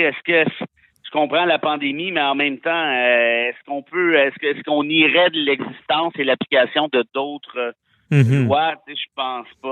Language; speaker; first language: French; native; French